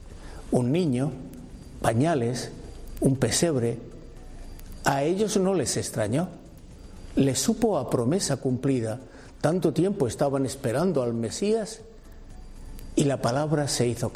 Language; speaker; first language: Spanish; native; Spanish